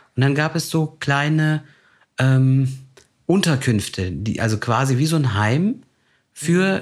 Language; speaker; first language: German; early bilingual, other home language; Turkish